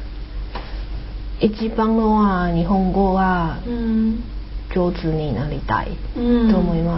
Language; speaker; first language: Japanese; non-native, learner; Chinese